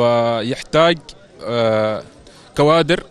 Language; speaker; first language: Arabic; native; Arabic